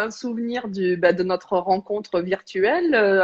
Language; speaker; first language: French; native; French